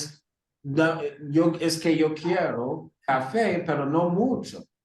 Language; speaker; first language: Spanish; non-native, learner; English